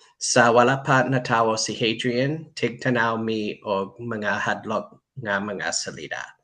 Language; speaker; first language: Cebuano; non-native, learner; English